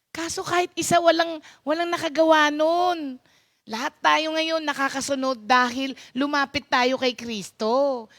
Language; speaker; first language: Filipino; non-native, local second language; Pampanga